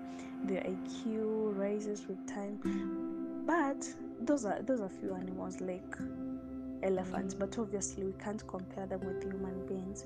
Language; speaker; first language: English; non-native, local second language; Gusii